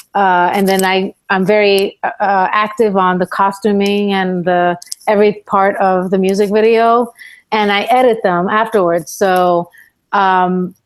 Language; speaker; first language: English; early bilingual, other home language; Spanish